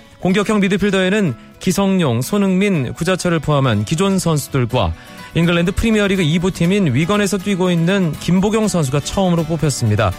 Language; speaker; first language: Korean; native; Korean